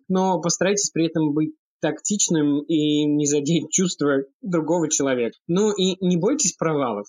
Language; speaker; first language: Russian; early bilingual, heritage; Russian